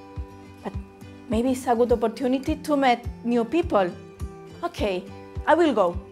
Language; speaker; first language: English; non-native, fluent; Spanish